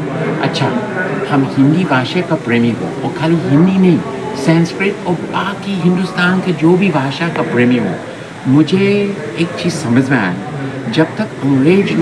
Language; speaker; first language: Hindi; non-native, fluent; English